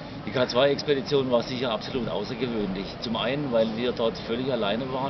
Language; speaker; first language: German; native; German